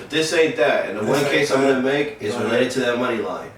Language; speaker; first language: English; native; English